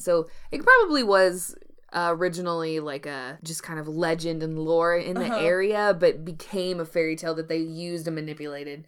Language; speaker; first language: English; native; English